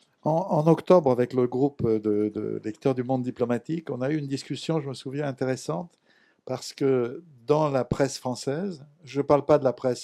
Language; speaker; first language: French; native; French